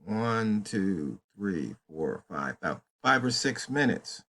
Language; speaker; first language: English; native; English